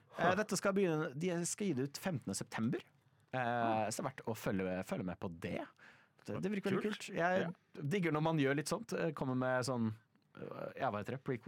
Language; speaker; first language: Norwegian; native; Norwegian